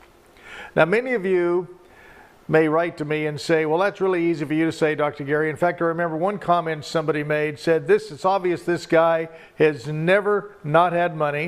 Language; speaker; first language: English; native; English